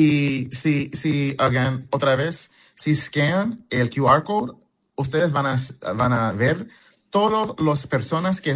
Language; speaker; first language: Spanish; non-native, fluent; English